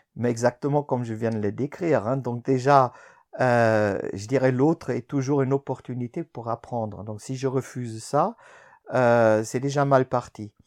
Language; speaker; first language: French; non-native, fluent; German